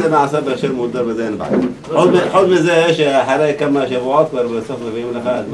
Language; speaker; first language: Hebrew; native; Hebrew